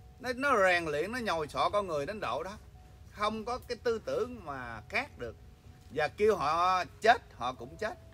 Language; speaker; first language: Vietnamese; early bilingual, heritage; Vietnamese